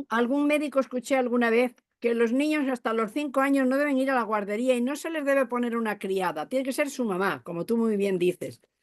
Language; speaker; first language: Spanish; native; Spanish